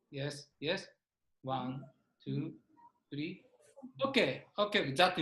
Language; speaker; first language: English; non-native, learner; Japanese